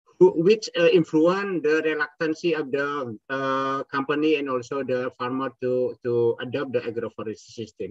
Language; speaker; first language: English; non-native, fluent; Indonesian